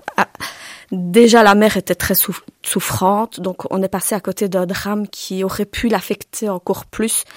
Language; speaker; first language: French; early bilingual, other home language; Turkish